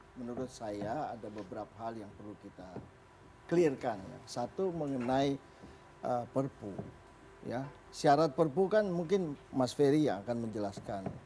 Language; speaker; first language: Indonesian; native; Indonesian